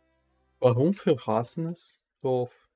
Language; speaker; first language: German; non-native, learner; Russian